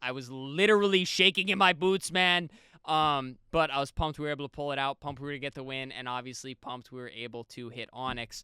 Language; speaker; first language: English; native; English